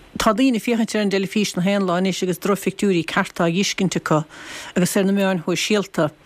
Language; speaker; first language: Irish; native; Irish